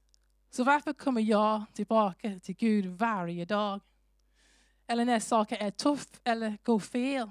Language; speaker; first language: Swedish; non-native, fluent; English